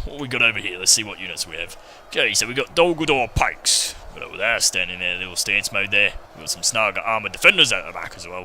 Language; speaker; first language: English; native; English